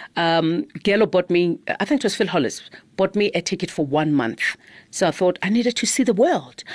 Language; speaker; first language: English; non-native, local second language; Zulu